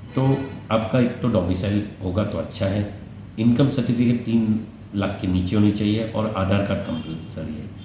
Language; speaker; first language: Hindi; non-native, local second language; Gujarati